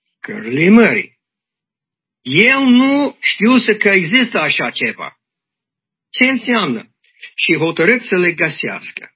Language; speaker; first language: Romanian; non-native, learner; English